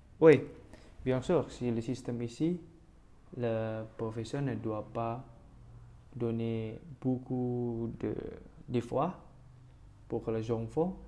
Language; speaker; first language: French; non-native, learner; Indonesian